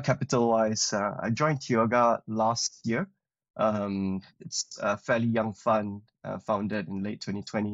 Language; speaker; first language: English; non-native, local second language; Chinese